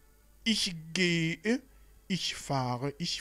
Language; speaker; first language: German; non-native, learner; Rundi